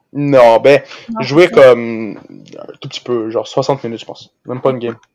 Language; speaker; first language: French; early bilingual, other home language; Portuguese